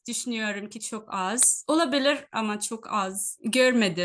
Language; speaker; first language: Turkish; non-native, fluent; Telugu